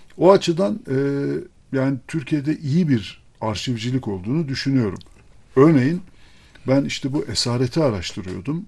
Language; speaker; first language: Turkish; native; Turkish